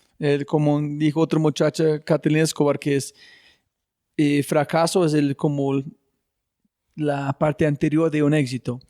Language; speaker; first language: Spanish; non-native, fluent; English